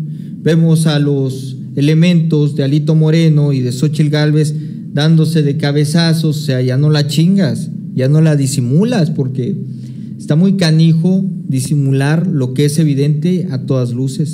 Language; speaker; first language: Spanish; native; Spanish